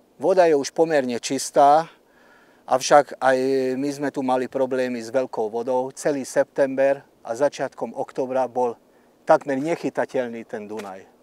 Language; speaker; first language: Slovak; non-native, local second language; Hungarian